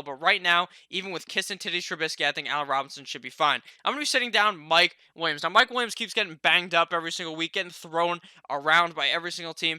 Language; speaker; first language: English; native; English